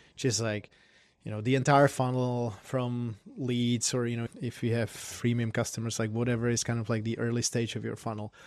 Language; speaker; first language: English; non-native, fluent; Czech